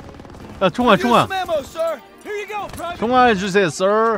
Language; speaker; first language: Korean; native; Korean